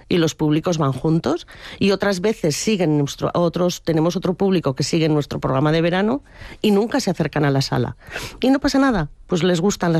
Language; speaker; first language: Spanish; native; Spanish